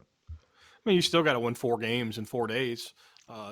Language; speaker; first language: English; native; English